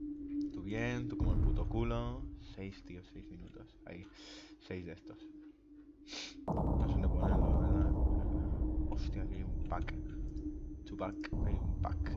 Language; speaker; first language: Spanish; native; Spanish